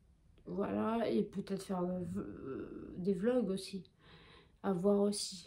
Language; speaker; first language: French; native; French